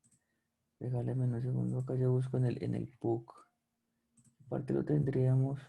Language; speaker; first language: Spanish; native; Spanish